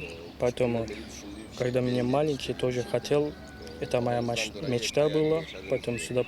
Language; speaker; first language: Russian; non-native, learner; Turkish